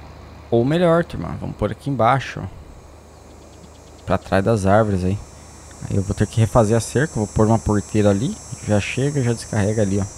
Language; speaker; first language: Portuguese; native; Portuguese